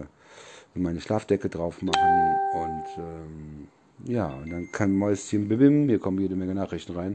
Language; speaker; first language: German; native; German